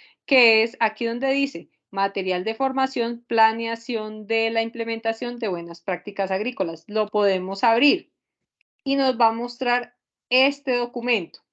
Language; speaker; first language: Spanish; native; Spanish